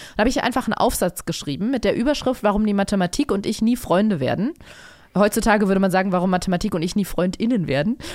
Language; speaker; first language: German; native; German